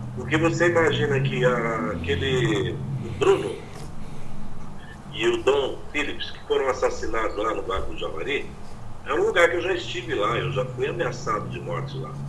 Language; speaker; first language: Portuguese; native; Portuguese